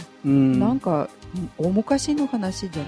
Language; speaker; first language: Japanese; non-native, fluent; Russian